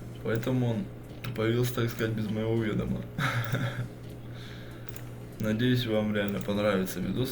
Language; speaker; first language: Russian; native; Russian